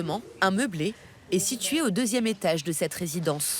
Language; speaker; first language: French; native; French